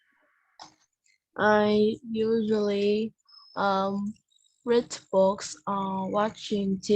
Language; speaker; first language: English; non-native, learner; Vietnamese